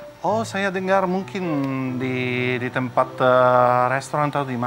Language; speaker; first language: Indonesian; non-native, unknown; Italian